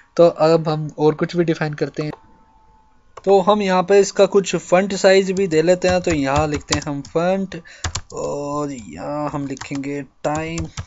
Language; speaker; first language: Hindi; native; Hindi